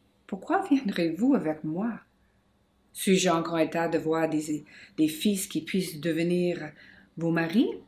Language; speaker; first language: French; non-native, local second language; English